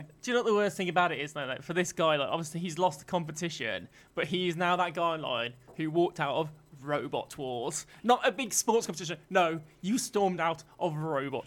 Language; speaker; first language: English; native; English